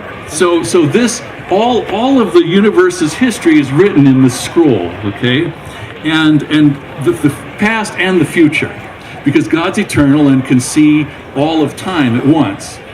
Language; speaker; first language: English; native; English